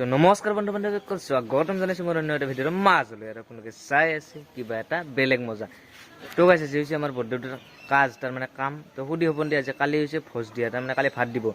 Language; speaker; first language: Assamese; native; Assamese